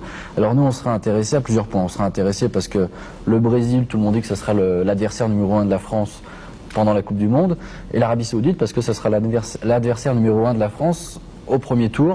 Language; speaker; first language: French; native; French